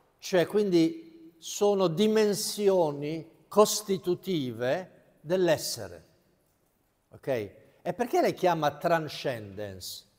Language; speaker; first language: Italian; native; Italian